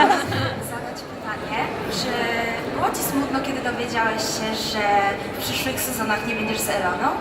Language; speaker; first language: Polish; native; Polish